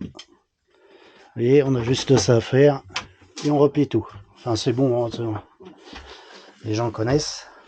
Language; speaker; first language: French; native; French